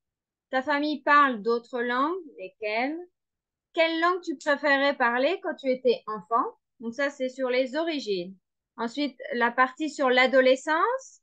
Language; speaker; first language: French; non-native, fluent; Spanish